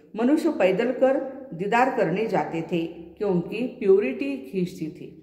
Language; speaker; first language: Hindi; non-native, local second language; Marathi